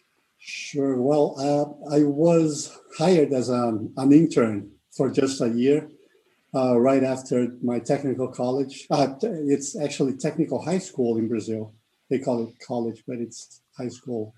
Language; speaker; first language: English; non-native, fluent; Portuguese